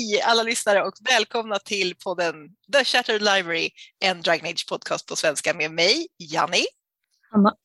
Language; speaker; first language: Swedish; native; Swedish